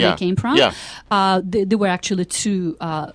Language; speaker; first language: English; non-native, fluent; Ukrainian